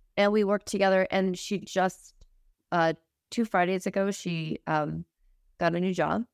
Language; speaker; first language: English; native; English